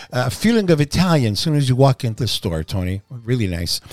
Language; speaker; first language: English; early bilingual, other home language; Italian